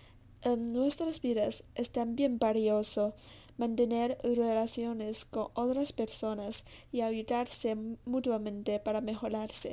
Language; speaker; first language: Spanish; non-native, learner; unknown